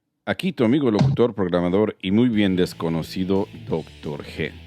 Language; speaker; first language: Spanish; early bilingual, heritage; Spanish